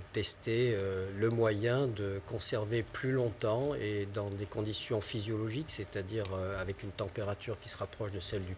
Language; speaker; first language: French; native; French